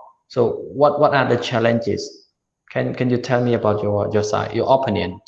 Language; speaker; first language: English; non-native, learner; Khmer